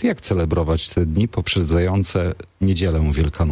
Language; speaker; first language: Polish; native; Polish